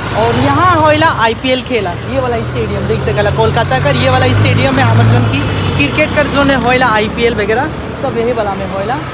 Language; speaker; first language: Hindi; non-native, local second language; Sadri